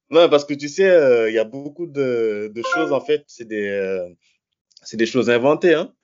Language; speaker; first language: French; non-native, local second language; Wolof